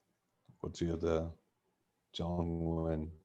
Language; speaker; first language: Chinese; non-native, learner; English